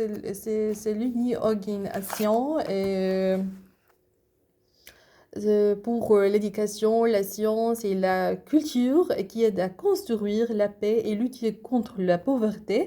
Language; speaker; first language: French; non-native, learner; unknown